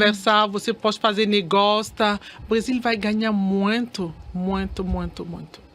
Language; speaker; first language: Portuguese; non-native, learner; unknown